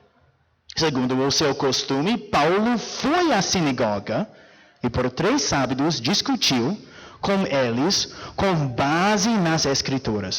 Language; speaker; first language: Portuguese; non-native, fluent; English